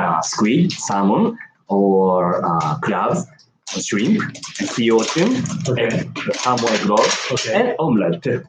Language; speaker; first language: English; non-native, learner; Japanese